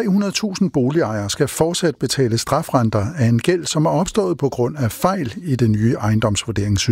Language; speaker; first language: Danish; native; Danish